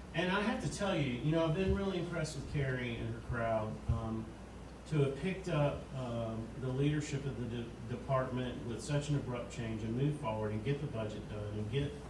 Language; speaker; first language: English; native; English